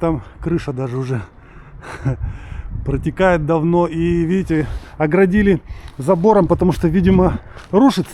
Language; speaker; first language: Russian; native; Russian